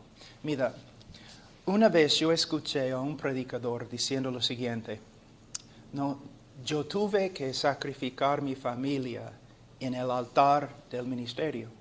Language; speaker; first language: Spanish; non-native, fluent; English